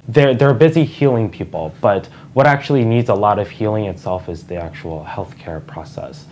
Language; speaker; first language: English; native; English